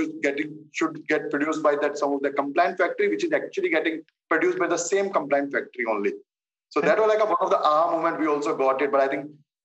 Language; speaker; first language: English; non-native, local second language; Hindi